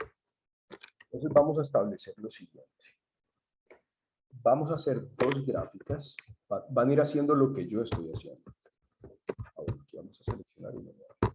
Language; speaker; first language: Spanish; native; Spanish